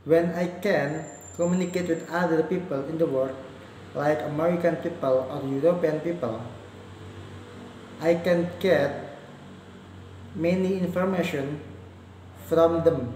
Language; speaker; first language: English; non-native, learner; Indonesian